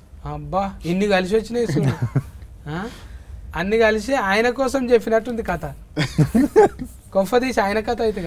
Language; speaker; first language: Telugu; native; Telugu